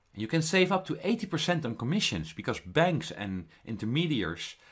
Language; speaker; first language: English; non-native, fluent; Dutch